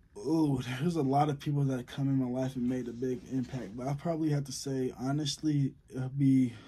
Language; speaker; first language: English; native; English